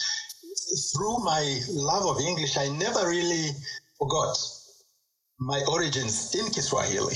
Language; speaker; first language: English; non-native, local second language; Swahili